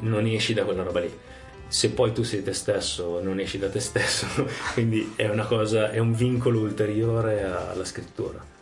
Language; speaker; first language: Italian; native; Italian